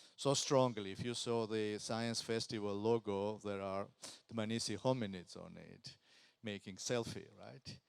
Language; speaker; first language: English; non-native, fluent; Georgian